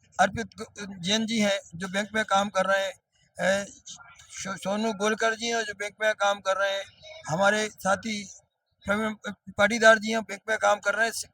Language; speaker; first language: Hindi; native; Hindi